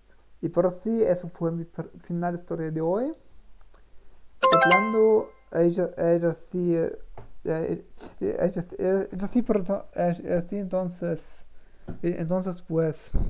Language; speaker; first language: Spanish; non-native, learner; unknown